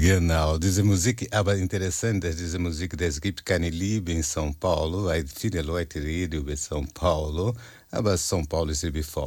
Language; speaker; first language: German; non-native, fluent; Portuguese